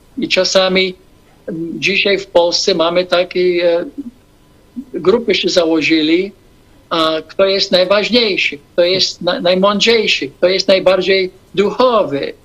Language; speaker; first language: Polish; early bilingual, heritage; English